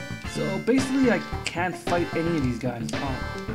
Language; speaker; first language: English; native; English